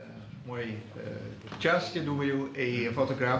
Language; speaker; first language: Russian; non-native, learner; Dutch